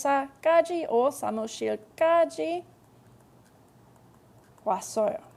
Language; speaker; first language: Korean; non-native, fluent; English